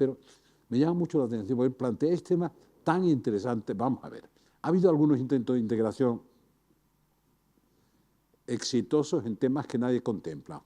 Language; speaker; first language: Spanish; native; Spanish